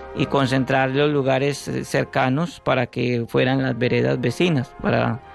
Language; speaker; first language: Spanish; native; Spanish